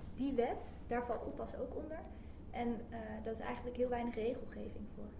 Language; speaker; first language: Dutch; native; Dutch